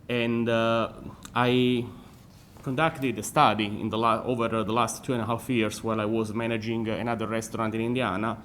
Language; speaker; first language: English; non-native, fluent; Italian